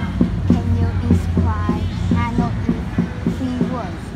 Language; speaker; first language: English; non-native, learner; Vietnamese